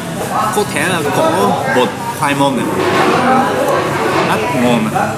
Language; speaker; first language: Vietnamese; non-native, learner; Japanese